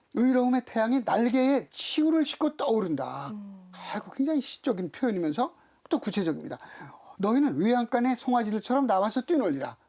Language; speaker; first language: Korean; native; Korean